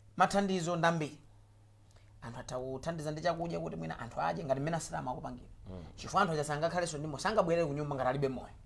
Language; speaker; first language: Nyanja; native; Nyanja